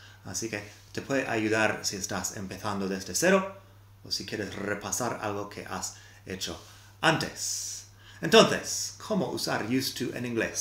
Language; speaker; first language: Spanish; non-native, fluent; English